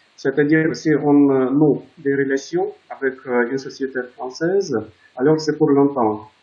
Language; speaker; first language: French; non-native, fluent; Russian